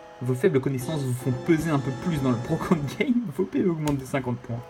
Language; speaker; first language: French; native; French